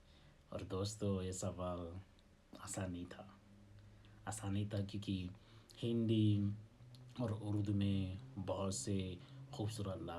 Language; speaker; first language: Hindi; non-native, learner; English